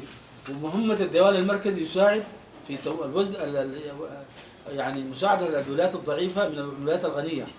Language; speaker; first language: Arabic; native; Arabic